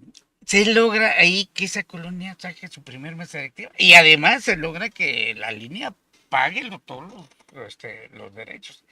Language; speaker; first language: Spanish; native; Spanish